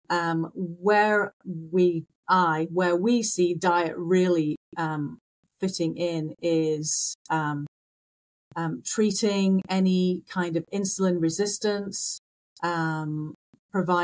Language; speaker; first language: English; native; English